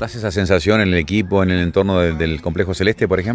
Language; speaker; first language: Spanish; native; Spanish